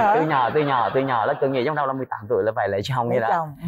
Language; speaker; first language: Vietnamese; native; Vietnamese